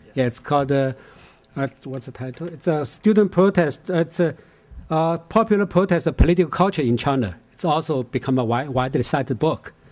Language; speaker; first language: English; non-native, fluent; Chinese